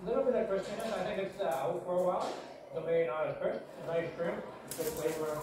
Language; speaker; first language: English; native; English